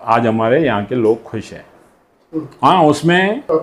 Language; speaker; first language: Hindi; non-native, local second language; Sindhi